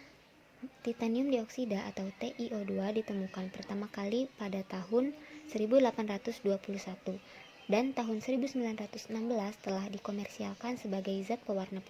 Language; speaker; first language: Indonesian; native; Indonesian